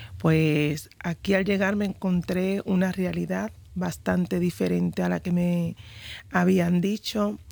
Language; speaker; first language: Spanish; native; Spanish